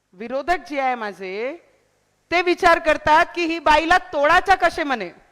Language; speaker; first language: Marathi; non-native, local second language; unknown